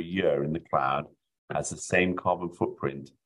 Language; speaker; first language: English; native; English